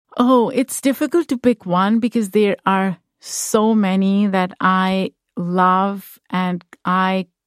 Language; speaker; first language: English; non-native, local second language; Urdu